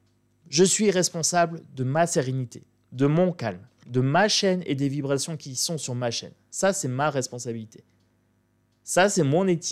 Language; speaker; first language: French; native; French